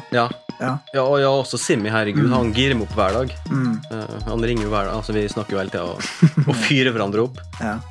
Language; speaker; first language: Norwegian; native; Norwegian